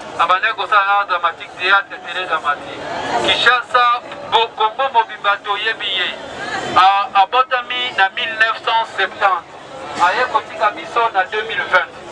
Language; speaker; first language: Lingala; native; Lingala